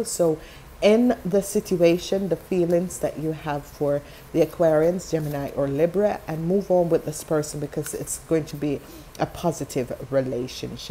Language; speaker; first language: English; non-native, fluent; Dutch